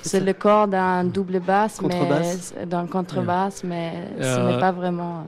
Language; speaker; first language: French; non-native, learner; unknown